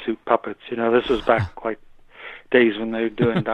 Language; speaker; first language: English; native; English